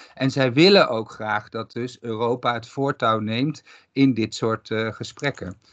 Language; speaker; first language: Dutch; native; Dutch